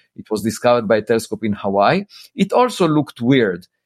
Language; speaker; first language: English; non-native, fluent; Hebrew